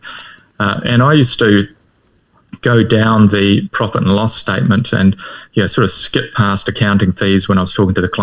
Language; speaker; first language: English; native; English